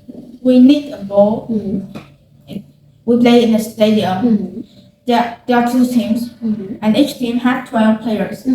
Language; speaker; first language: English; non-native, learner; Vietnamese